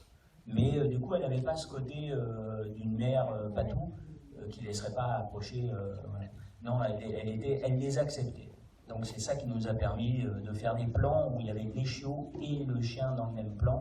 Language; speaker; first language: French; native; French